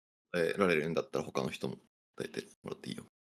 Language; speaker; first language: Japanese; native; Japanese